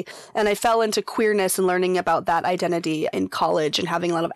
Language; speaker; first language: English; native; English